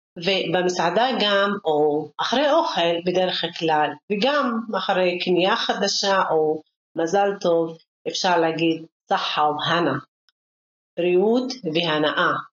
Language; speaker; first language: Hebrew; non-native, local second language; Arabic